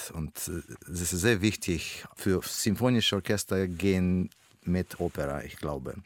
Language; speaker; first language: German; non-native, learner; Russian